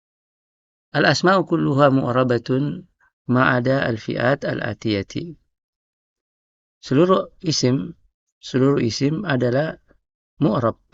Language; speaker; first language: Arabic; non-native, fluent; Indonesian